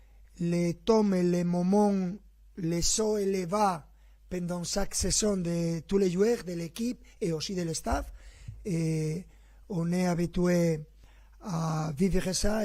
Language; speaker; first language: French; non-native, fluent; Spanish